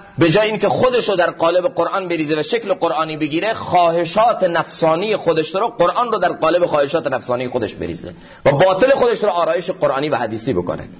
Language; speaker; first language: Persian; native; Persian